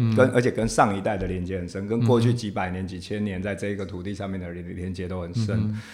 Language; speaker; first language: Chinese; non-native, local second language; Min Nan Chinese